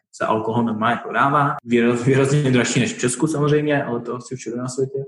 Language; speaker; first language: Czech; native; Czech